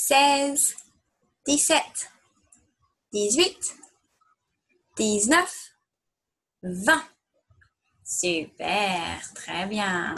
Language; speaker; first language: French; non-native, fluent; English